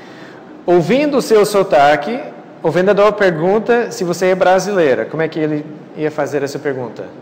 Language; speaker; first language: Portuguese; non-native, fluent; English